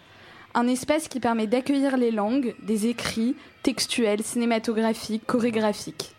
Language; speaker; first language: French; native; French